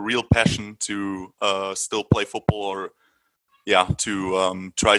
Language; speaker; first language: English; non-native, fluent; German